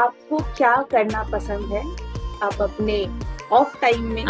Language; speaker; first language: Hindi; native; Hindi